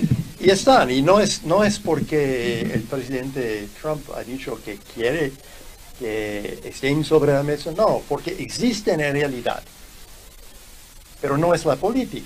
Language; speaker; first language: Spanish; non-native, fluent; English